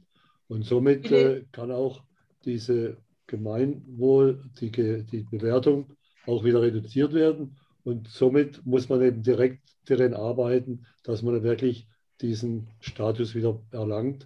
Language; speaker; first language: German; native; German